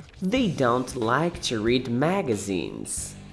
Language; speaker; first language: English; non-native, fluent; Portuguese